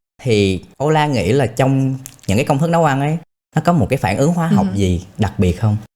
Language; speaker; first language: Vietnamese; native; Vietnamese